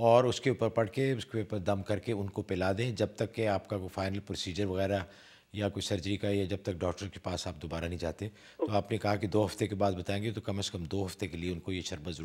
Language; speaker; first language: Urdu; native; Urdu